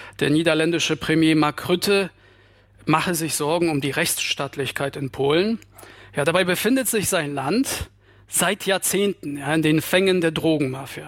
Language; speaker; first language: German; non-native, fluent; Polish